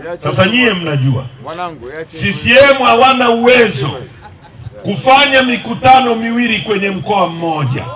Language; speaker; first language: Swahili; native; Swahili